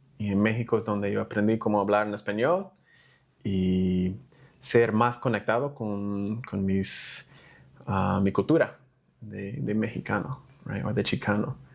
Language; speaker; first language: Spanish; non-native, fluent; English